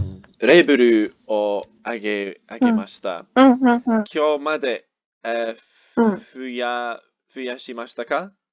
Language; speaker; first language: Japanese; non-native, learner; English